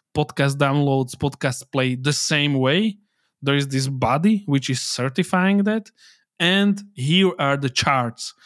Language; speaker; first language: English; non-native, fluent; Slovak